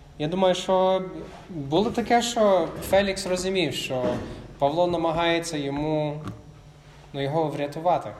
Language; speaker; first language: Ukrainian; non-native, fluent; English